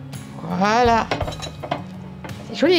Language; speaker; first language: French; native; French